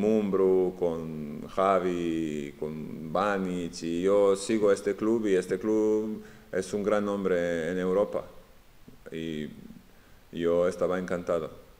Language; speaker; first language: Spanish; non-native, fluent; Serbian